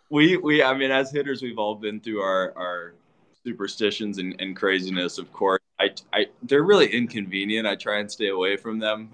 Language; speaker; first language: English; native; English